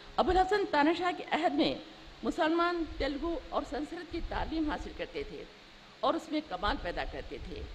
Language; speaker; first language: Urdu; native; Urdu